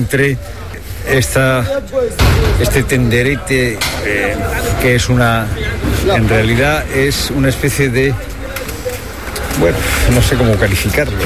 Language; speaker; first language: Spanish; native; Spanish